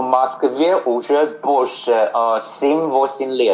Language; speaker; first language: Russian; non-native, fluent; Chinese